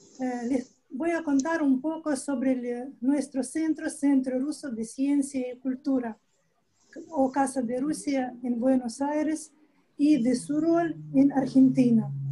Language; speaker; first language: Spanish; non-native, fluent; Russian